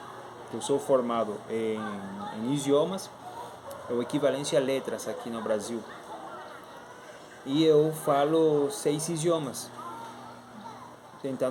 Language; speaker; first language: Portuguese; non-native, fluent; Spanish